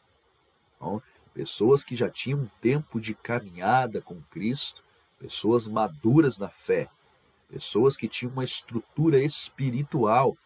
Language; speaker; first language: Portuguese; native; Portuguese